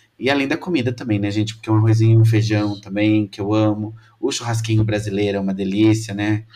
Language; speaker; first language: Portuguese; native; Portuguese